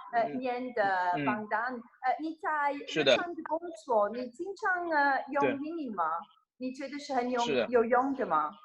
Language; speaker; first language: Chinese; non-native, fluent; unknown